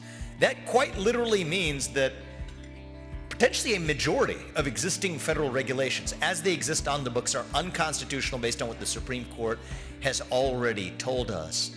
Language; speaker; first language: English; native; English